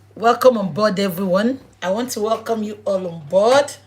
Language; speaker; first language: English; non-native, local second language; Yoruba